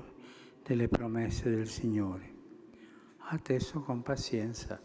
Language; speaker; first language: Italian; early bilingual, heritage; Spanish